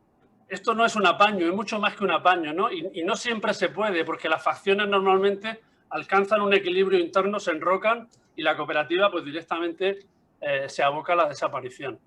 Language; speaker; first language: Spanish; native; Spanish